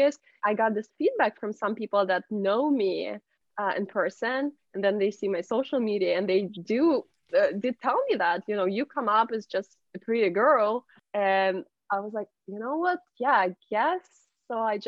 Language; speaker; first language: English; non-native, fluent; Russian